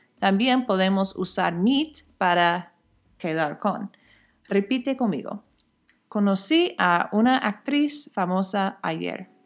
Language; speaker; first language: Spanish; non-native, fluent; English